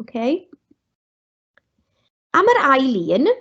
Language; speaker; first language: Welsh; non-native, local second language; English